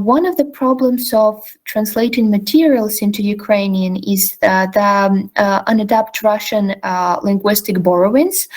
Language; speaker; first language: English; non-native, fluent; Ukrainian